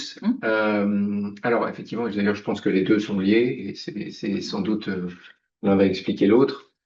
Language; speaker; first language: French; native; French